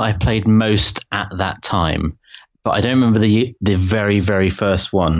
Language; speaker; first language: English; native; English